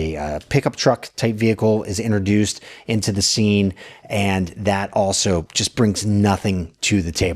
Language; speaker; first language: English; native; English